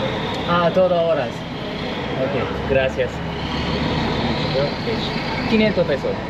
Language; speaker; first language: Spanish; non-native, learner; Turkish